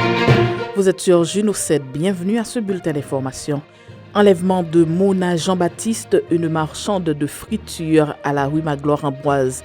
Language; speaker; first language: French; non-native, local second language; Haitian Creole